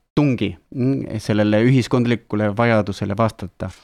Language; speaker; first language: Estonian; non-native, fluent; Spanish